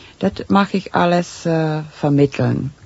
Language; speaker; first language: German; non-native, fluent; Czech